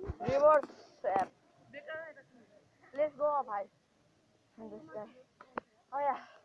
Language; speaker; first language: English; non-native, learner; Nepali